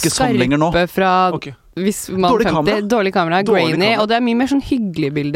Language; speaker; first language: Norwegian; native; Norwegian